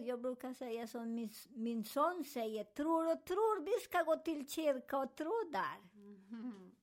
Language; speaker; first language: Swedish; non-native, fluent; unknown